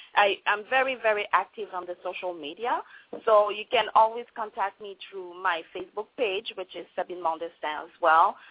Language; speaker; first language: English; non-native, fluent; French